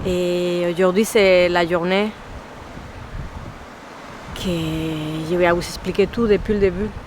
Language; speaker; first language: French; non-native, fluent; Spanish